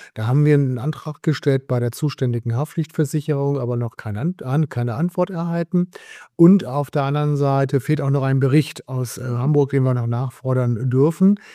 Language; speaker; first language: German; native; German